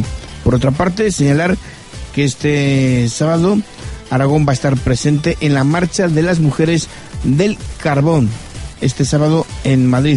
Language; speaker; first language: Spanish; native; Spanish